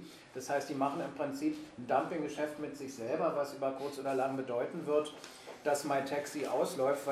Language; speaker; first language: German; native; German